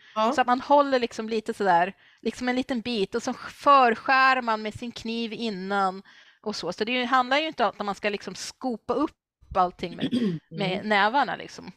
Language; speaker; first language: Swedish; early bilingual, other home language; English